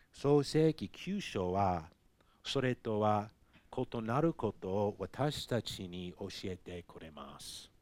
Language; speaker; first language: Japanese; non-native, fluent; English